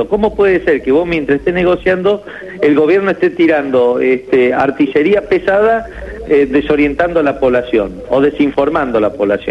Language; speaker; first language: Spanish; native; Spanish